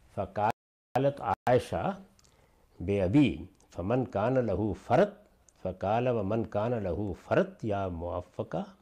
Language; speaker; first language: Urdu; non-native, local second language; Punjabi